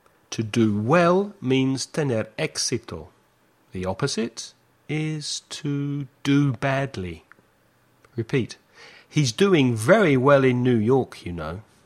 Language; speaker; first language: English; native; English